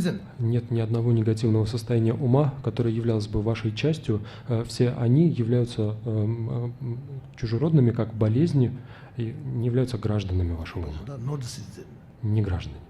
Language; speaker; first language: Russian; native; Russian